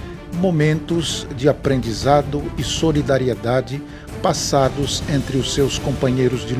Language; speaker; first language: Portuguese; native; Portuguese